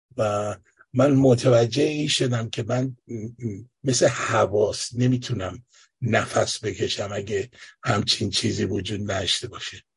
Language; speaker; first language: Persian; native; Persian